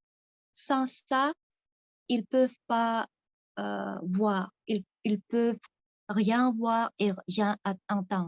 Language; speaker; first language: French; non-native, fluent; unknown